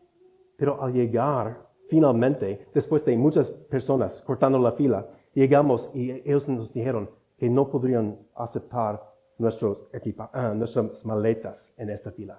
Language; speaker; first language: Spanish; non-native, fluent; English